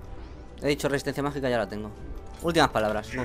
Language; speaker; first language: Spanish; native; Spanish